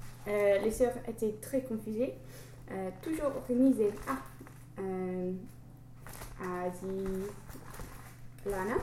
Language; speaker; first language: French; non-native, learner; English